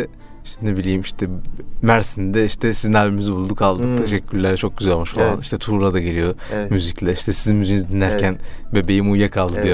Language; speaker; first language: Turkish; native; Turkish